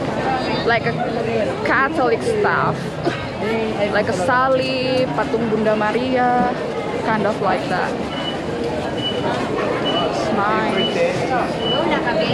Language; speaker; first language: English; non-native, learner; Indonesian